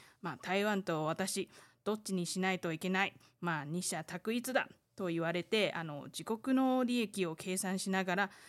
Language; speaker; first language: Japanese; non-native, fluent; Chinese